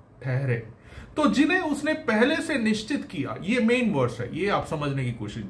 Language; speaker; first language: Hindi; native; Hindi